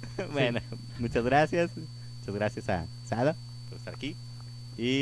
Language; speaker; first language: Spanish; native; Spanish